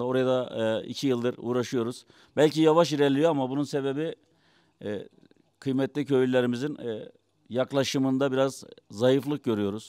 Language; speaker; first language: Turkish; native; Turkish